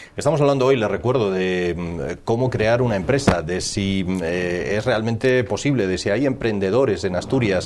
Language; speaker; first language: Spanish; native; Spanish